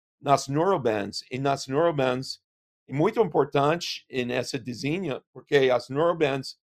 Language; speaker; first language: Portuguese; non-native, learner; English